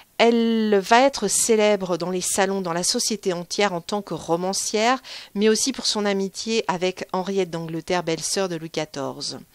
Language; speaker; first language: French; native; French